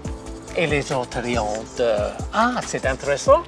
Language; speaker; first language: French; non-native, fluent; English